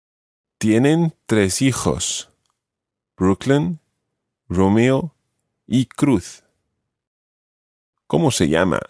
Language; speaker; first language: Spanish; non-native, fluent; English